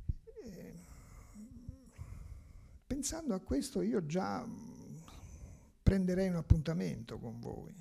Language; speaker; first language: Italian; native; Italian